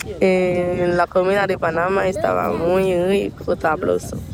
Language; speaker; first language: Spanish; non-native, learner; Haitian Creole